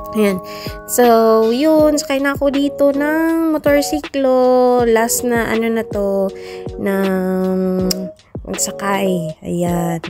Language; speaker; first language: Filipino; non-native, local second language; Cebuano